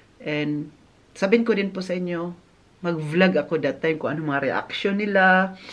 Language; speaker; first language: Filipino; non-native, local second language; Cebuano